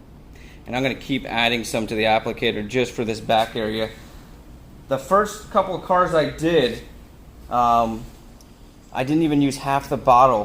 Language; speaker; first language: English; native; English